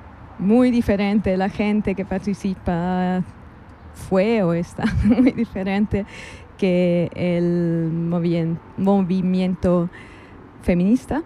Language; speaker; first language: Spanish; non-native, fluent; German